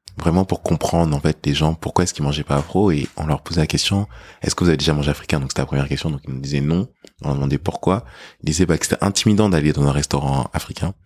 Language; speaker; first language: French; early bilingual, other home language; English